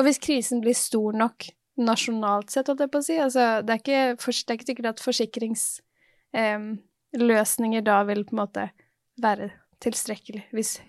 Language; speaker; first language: Norwegian; native; Norwegian